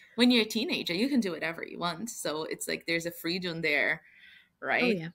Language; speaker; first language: English; non-native, fluent; Portuguese